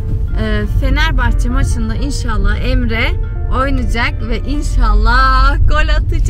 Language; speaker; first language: Turkish; early bilingual, heritage; Turkish